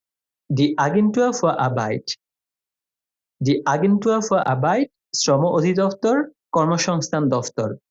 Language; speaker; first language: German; non-native, fluent; Bangla